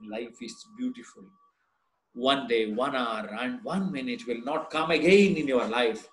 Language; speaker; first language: English; non-native, local second language; Kannada